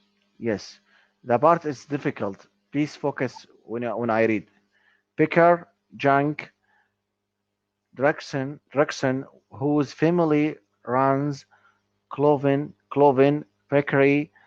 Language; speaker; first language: English; non-native, learner; Arabic